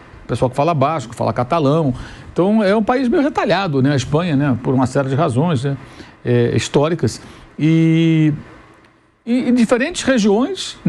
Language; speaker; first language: Portuguese; native; Portuguese